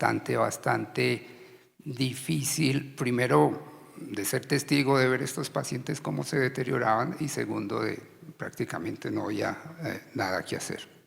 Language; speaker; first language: Spanish; native; Spanish